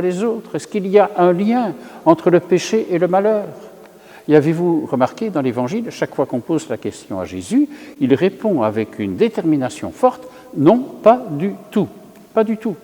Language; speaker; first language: French; native; French